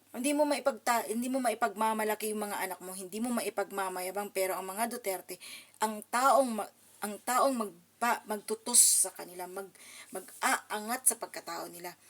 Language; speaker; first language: Filipino; non-native, local second language; Cebuano